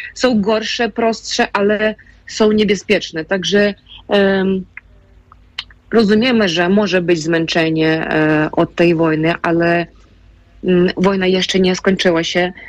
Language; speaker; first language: Polish; non-native, fluent; Ukrainian